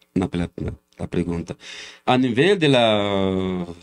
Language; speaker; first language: Spanish; non-native, learner; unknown